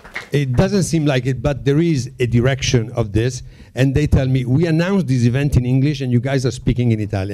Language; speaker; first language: English; non-native, fluent; Italian